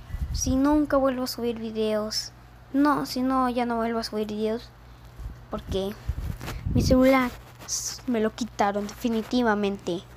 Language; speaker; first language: Spanish; native; Spanish